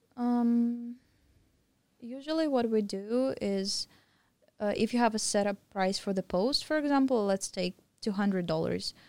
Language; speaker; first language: English; non-native, fluent; Russian